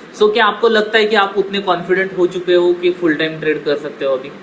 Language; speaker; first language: Hindi; non-native, local second language; Marathi